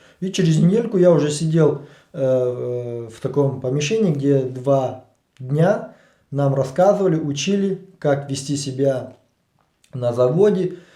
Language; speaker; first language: Russian; native; Russian